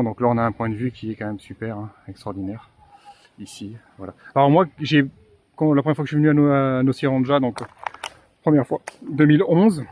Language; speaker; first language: French; native; French